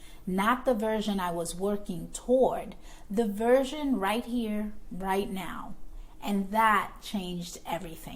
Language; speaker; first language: English; native; English